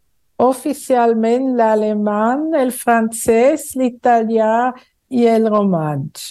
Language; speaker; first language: Catalan; non-native, fluent; German